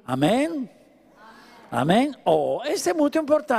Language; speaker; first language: Portuguese; non-native, fluent; Italian